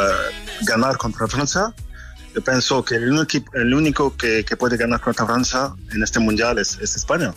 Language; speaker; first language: Spanish; non-native, fluent; French